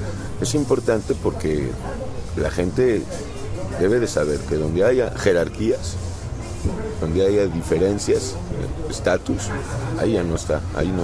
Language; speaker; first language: Spanish; native; Spanish